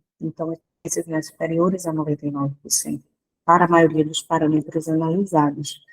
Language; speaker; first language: Portuguese; native; Portuguese